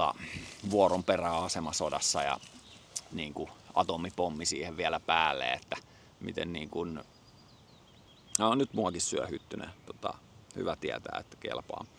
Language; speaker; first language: Finnish; native; Finnish